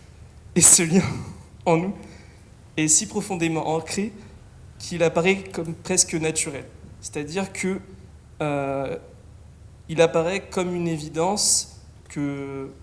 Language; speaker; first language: French; native; French